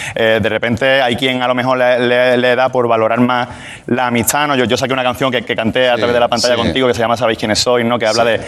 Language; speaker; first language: Spanish; native; Spanish